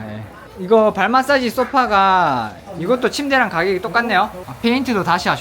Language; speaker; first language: Korean; native; Korean